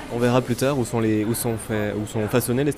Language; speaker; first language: French; native; French